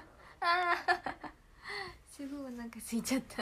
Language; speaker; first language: Japanese; native; Japanese